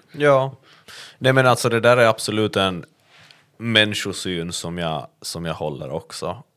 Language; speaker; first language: Swedish; native; Swedish